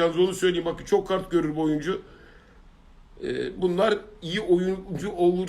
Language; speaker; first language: Turkish; native; Turkish